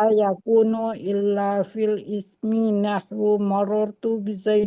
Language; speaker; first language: Arabic; non-native, learner; Indonesian